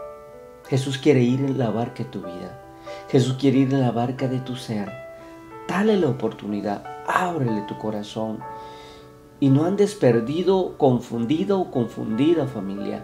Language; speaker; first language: Spanish; native; Spanish